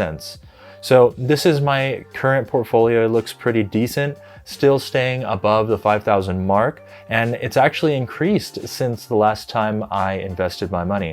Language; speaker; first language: English; native; English